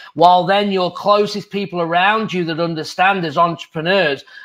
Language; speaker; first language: English; native; English